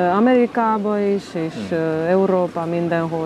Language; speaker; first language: Hungarian; non-native, local second language; Romanian